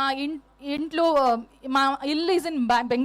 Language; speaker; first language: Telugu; non-native, learner; Kannada